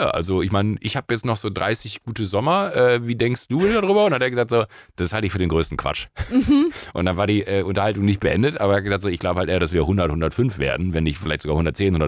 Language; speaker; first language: German; native; German